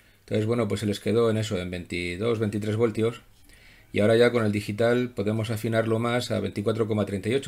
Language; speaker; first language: Spanish; native; Spanish